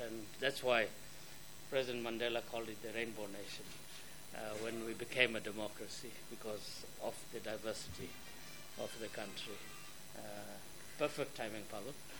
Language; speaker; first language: English; native; English